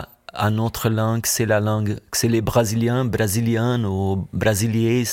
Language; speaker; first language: French; non-native, fluent; Portuguese